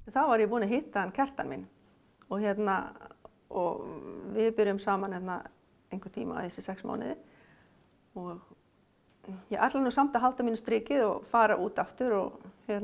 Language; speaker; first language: Icelandic; non-native, fluent; Afrikaans